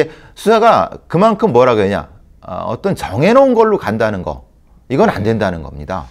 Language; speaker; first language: Korean; native; Korean